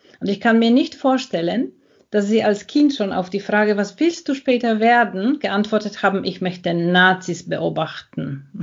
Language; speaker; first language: German; non-native, fluent; Polish